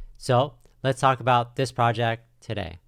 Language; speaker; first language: English; native; English